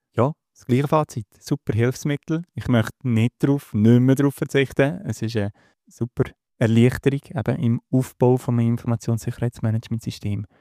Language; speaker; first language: German; native; German